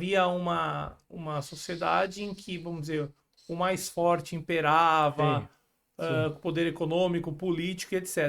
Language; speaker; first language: Portuguese; native; Portuguese